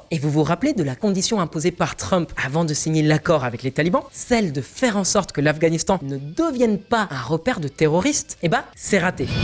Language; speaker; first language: French; native; French